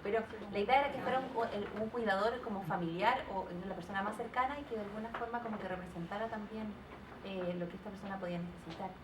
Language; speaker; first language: Spanish; native; Spanish